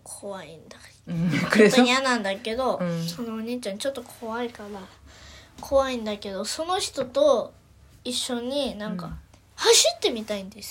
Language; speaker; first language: Japanese; early bilingual, other home language; Korean